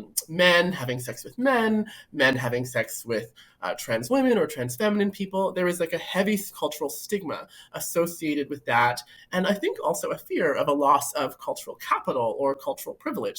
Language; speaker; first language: English; native; English